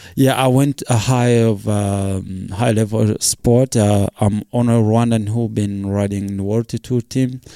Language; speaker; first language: English; non-native, local second language; Kinyarwanda